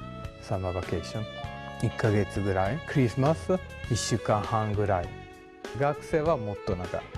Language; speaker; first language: Japanese; non-native, learner; Italian